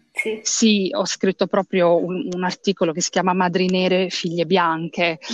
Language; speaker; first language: Italian; early bilingual, other home language; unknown